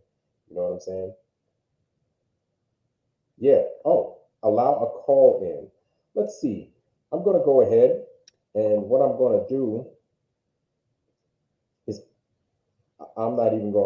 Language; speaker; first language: English; native; English